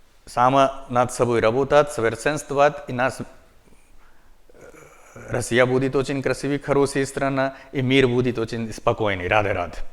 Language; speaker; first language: Russian; non-native, learner; Hindi